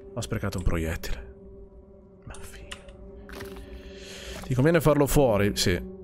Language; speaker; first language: Italian; native; Italian